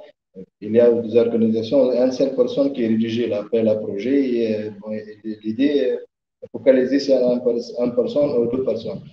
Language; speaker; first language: French; non-native, learner; Arabic